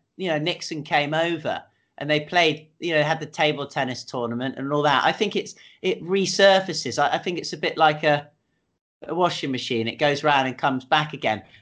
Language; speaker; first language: English; native; English